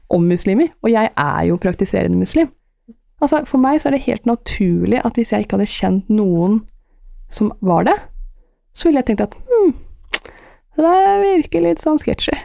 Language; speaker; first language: Norwegian; early bilingual, other home language; Persian